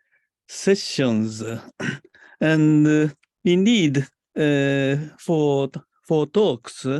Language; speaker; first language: English; non-native, fluent; Japanese